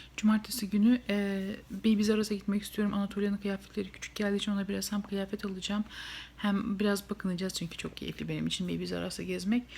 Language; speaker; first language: Turkish; native; Turkish